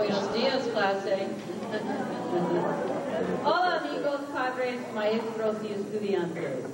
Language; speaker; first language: Spanish; non-native, fluent; English